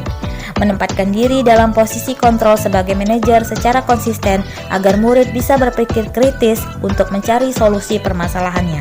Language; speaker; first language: Indonesian; native; Indonesian